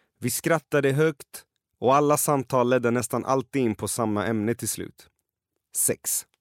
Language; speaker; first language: Swedish; early bilingual, other home language; Persian